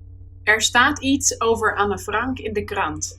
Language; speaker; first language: Dutch; non-native, learner; Spanish